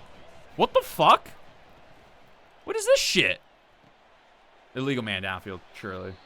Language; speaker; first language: English; native; English